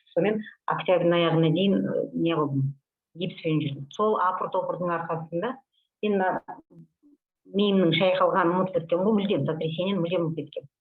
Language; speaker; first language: Kazakh; native; Kazakh